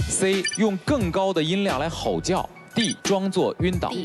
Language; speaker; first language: Chinese; native; Chinese